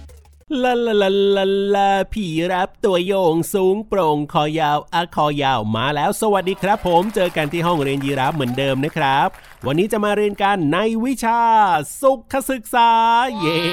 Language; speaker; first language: Thai; native; Thai